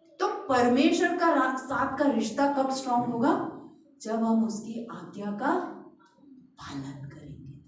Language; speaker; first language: Hindi; non-native, local second language; Malayalam